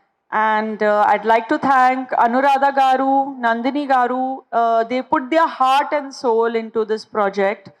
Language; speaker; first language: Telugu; non-native, fluent; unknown